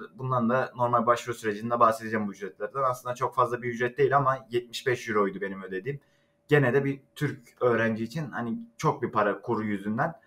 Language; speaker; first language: Turkish; native; Turkish